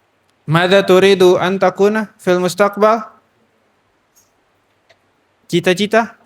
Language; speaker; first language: Arabic; non-native, learner; Indonesian